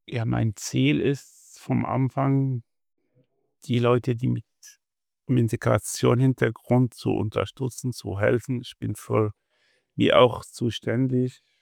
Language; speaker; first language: German; non-native, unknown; Arabic